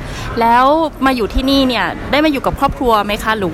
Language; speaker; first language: Thai; native; Thai